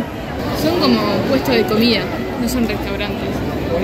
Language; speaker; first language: Spanish; non-native, fluent; French